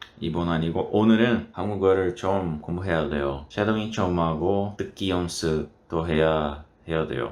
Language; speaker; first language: Korean; non-native, learner; Portuguese